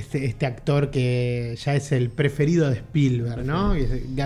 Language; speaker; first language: Spanish; native; Spanish